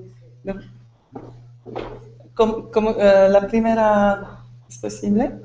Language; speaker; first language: Spanish; non-native, learner; French